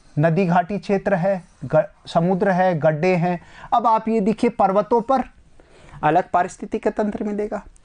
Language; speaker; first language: Hindi; native; Hindi